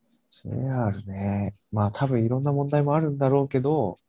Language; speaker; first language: Japanese; native; Japanese